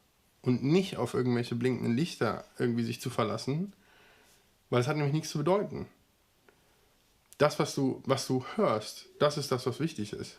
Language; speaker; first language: German; native; German